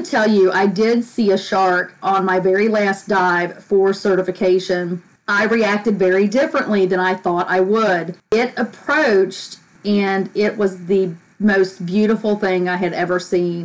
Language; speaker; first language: English; native; English